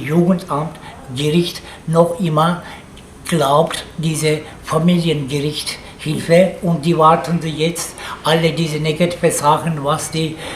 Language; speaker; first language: German; non-native, learner; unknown